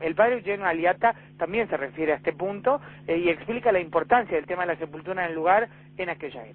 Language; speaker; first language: Spanish; native; Spanish